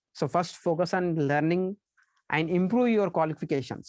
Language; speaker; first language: English; non-native, local second language; Telugu